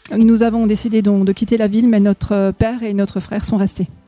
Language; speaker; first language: French; native; French